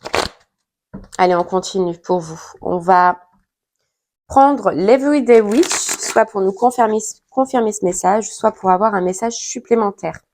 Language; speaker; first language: French; native; French